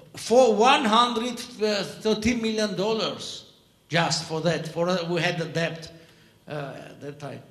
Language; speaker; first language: English; non-native, fluent; Armenian